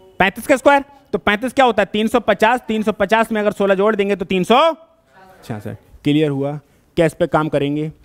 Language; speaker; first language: Hindi; native; Hindi